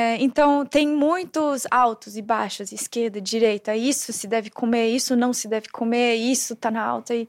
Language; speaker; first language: Portuguese; non-native, fluent; German